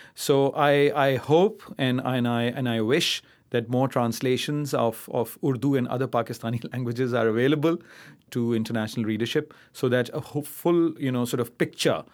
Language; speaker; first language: English; non-native, local second language; Urdu